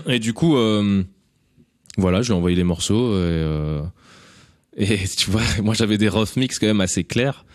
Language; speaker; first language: French; native; French